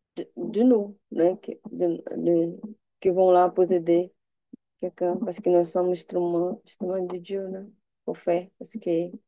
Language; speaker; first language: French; non-native, learner; Portuguese